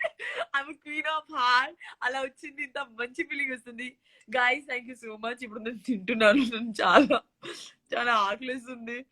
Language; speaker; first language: Telugu; non-native, learner; Gujarati